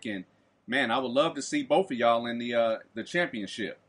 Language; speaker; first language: English; native; English